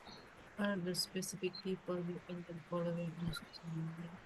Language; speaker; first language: English; non-native, learner; Indonesian